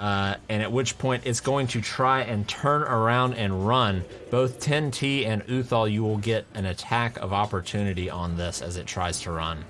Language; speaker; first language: English; native; English